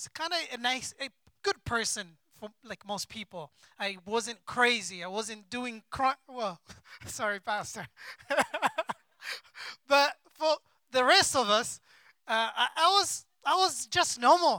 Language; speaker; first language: English; non-native, local second language; Kinyarwanda